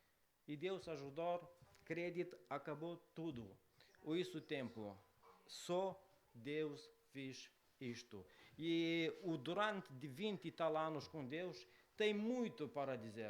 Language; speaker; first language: Portuguese; non-native, learner; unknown